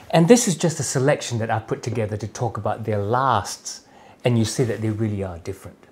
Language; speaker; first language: English; native; English